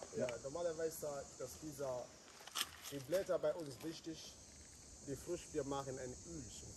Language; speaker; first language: German; non-native, learner; Swahili